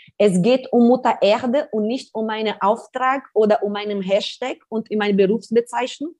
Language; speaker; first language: German; non-native, fluent; Portuguese